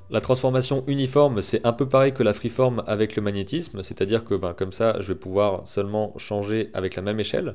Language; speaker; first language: French; native; French